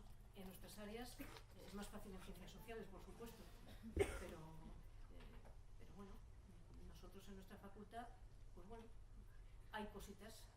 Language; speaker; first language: Spanish; native; Spanish